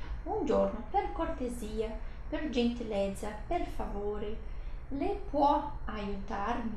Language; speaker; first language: Italian; non-native, fluent; Portuguese